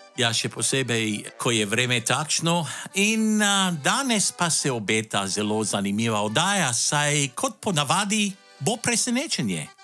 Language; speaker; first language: Slovenian; early bilingual, heritage; Slovenian